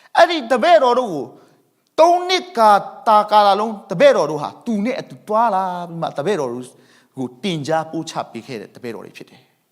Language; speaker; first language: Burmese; non-native, local second language; Thado Chin